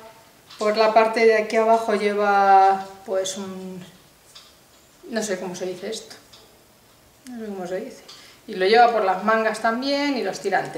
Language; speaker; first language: Spanish; native; Spanish